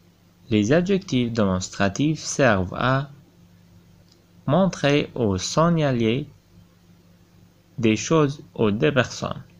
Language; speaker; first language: French; non-native, fluent; Arabic